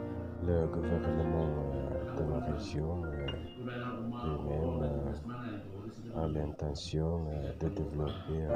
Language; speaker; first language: French; non-native, fluent; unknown